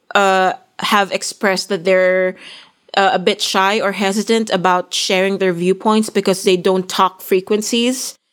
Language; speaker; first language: English; non-native, local second language; Filipino